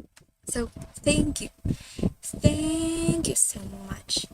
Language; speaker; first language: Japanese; non-native, learner; Filipino